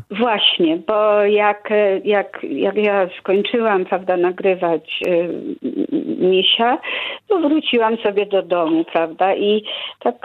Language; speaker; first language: Polish; early bilingual, heritage; Polish